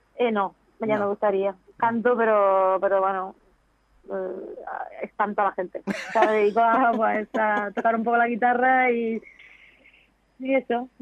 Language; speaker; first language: Spanish; native; Spanish